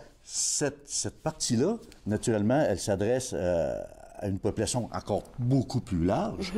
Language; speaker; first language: French; native; French